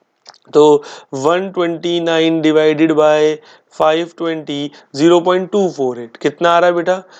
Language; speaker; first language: Hindi; native; Hindi